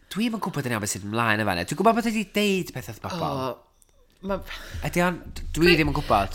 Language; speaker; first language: Welsh; native; Welsh